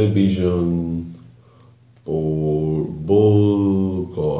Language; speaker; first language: Korean; non-native, learner; English